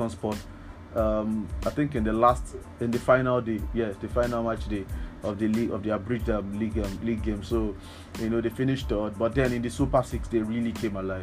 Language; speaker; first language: English; non-native, local second language; Yoruba